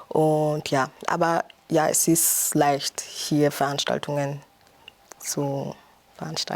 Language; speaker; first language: German; non-native, fluent; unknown